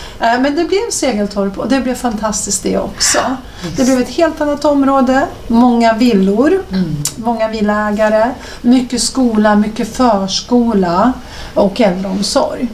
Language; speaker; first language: Swedish; early bilingual, other home language; Serbian